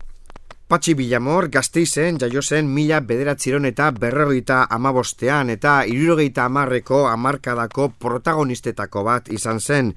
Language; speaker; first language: Basque; native; Basque